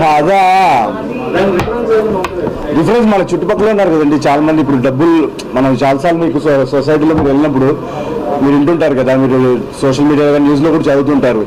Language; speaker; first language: Telugu; native; Telugu